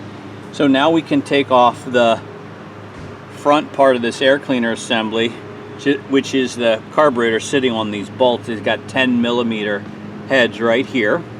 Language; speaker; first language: English; native; English